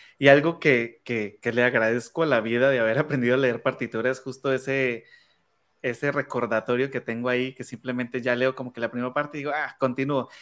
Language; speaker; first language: Spanish; native; Spanish